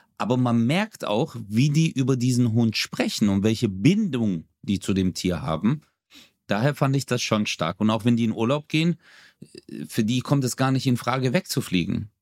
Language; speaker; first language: German; early bilingual, other home language; Turkish